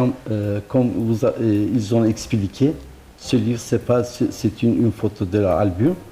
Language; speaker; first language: French; non-native, learner; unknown